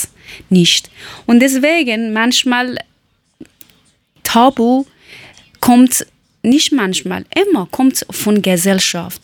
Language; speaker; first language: German; non-native, learner; Persian